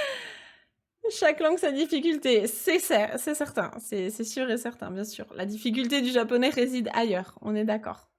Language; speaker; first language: French; native; French